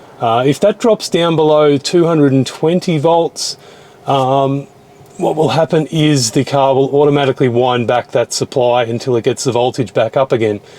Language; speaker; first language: English; native; English